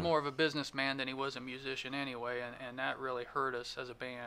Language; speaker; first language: English; native; English